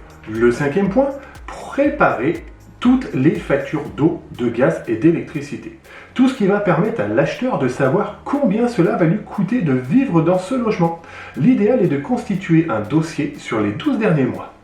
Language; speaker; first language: French; native; French